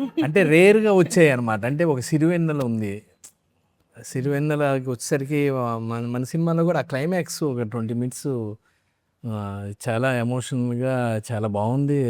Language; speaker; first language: Telugu; native; Telugu